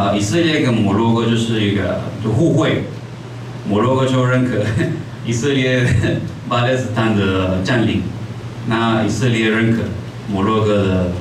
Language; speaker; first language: Chinese; native; Chinese